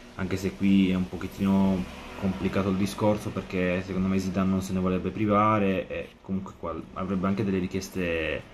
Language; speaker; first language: Italian; non-native, fluent; Arabic